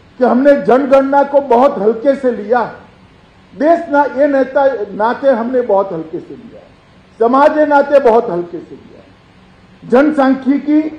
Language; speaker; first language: Hindi; non-native, local second language; Gujarati